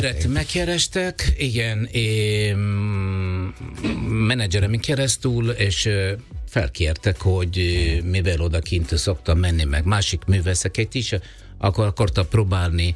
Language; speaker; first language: Hungarian; non-native, learner; Italian